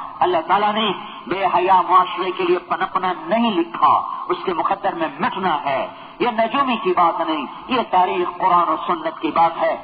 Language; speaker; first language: Urdu; non-native, local second language; Punjabi